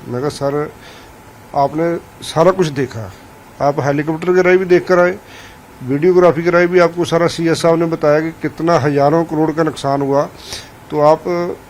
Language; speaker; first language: Hindi; non-native, local second language; Punjabi